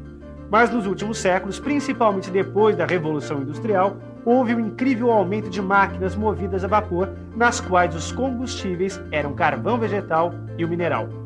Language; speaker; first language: Portuguese; native; Portuguese